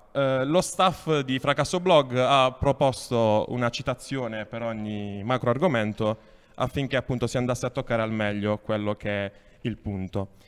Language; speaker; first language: Italian; native; Italian